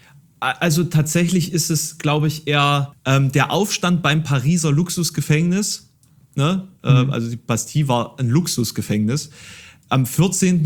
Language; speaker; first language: German; native; German